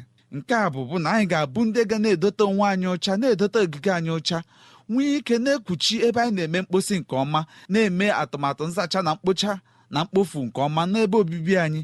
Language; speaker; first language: Igbo; native; Igbo